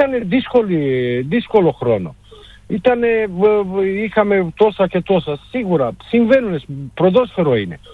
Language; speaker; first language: Greek; non-native, fluent; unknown